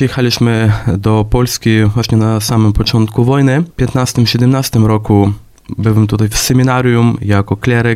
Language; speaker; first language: Polish; non-native, fluent; Ukrainian